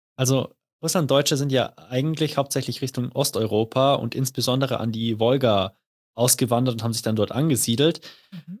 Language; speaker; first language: German; native; German